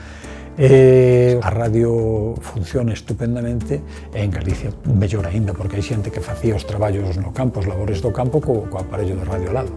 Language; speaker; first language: Galician; native; Galician